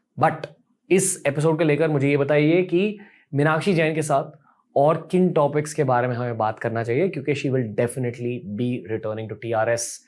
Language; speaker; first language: Hindi; native; Hindi